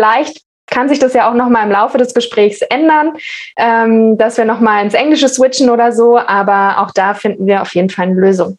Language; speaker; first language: German; native; German